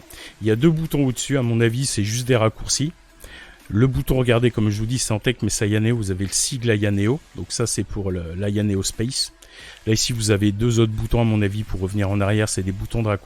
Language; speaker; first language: French; native; French